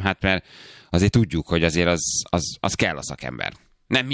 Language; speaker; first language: Hungarian; native; Hungarian